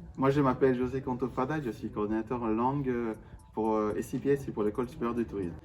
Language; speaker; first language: French; non-native, fluent; Spanish